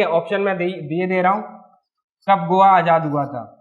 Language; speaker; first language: Hindi; native; Hindi